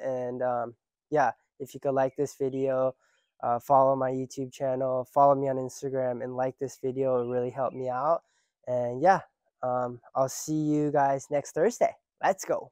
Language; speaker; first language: English; early bilingual, other home language; Japanese